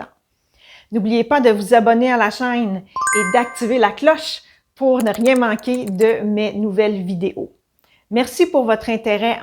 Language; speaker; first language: French; native; French